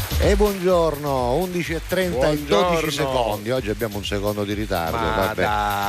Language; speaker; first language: Italian; native; Italian